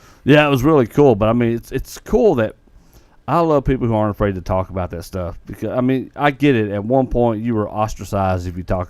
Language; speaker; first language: English; native; English